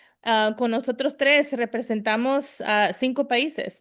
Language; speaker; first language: Spanish; early bilingual, heritage; Spanish